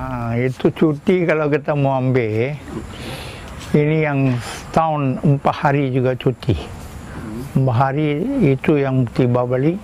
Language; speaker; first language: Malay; non-native, local second language; Tamil